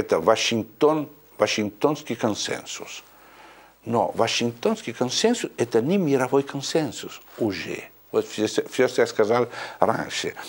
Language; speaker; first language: Russian; non-native, fluent; Italian